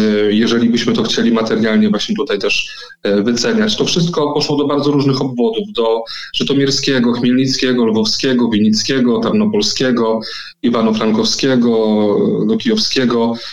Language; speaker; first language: Polish; native; Polish